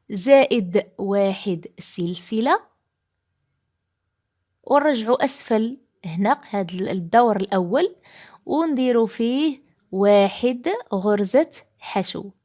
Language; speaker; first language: Arabic; native; Arabic